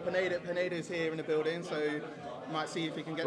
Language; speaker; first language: English; native; English